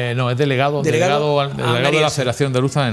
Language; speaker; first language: Spanish; native; Spanish